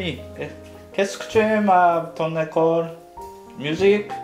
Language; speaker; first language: French; non-native, fluent; Japanese